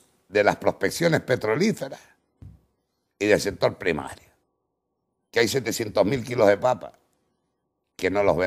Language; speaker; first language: Spanish; native; Spanish